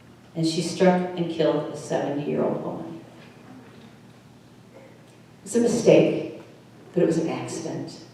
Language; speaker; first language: English; native; English